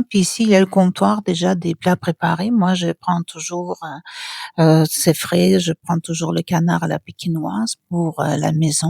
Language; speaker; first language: French; non-native, fluent; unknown